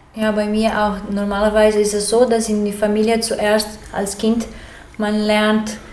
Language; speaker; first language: German; early bilingual, heritage; German